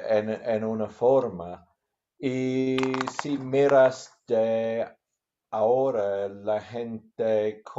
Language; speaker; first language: Spanish; non-native, learner; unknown